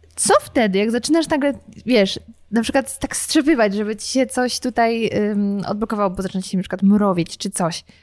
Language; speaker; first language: Polish; native; Polish